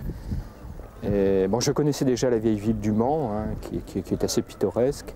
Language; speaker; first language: French; native; French